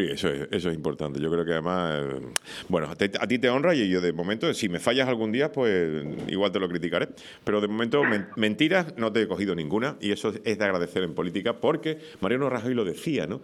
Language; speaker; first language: Spanish; native; Spanish